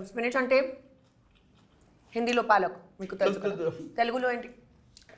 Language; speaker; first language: Telugu; non-native, local second language; Hindi